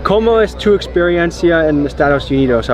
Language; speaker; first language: Spanish; non-native, learner; English